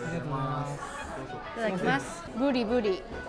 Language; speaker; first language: Japanese; native; Japanese